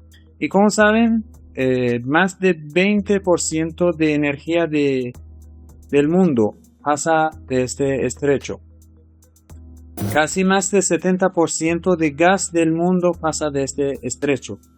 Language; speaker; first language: Spanish; non-native, fluent; Persian